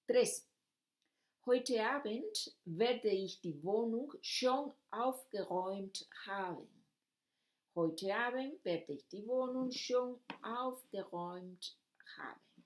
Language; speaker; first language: German; non-native, fluent; Spanish